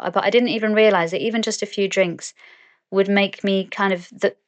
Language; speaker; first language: English; native; English